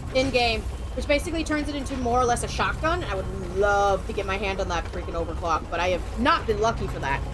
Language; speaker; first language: English; native; English